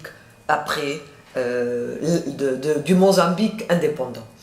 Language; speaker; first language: French; non-native, fluent; Portuguese